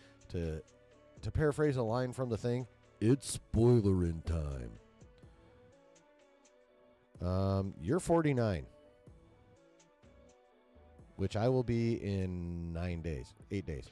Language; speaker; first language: English; native; English